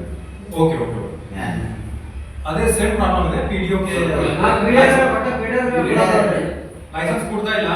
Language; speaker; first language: Kannada; non-native, local second language; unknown